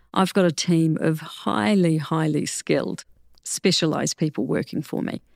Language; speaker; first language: English; native; English